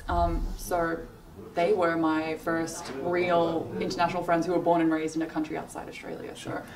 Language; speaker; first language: English; native; English